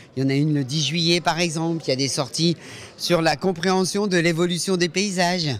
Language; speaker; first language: French; native; French